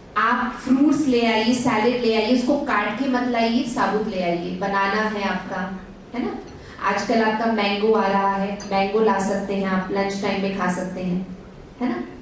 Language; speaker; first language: Hindi; native; Hindi